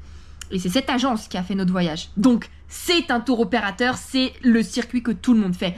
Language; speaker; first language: French; native; French